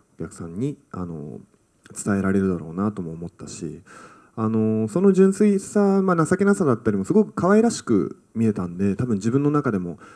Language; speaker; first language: Japanese; native; Japanese